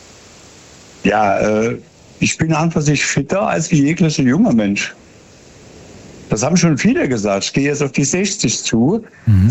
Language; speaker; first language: German; native; German